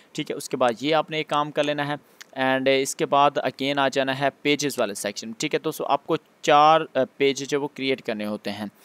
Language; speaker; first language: Urdu; non-native, local second language; Punjabi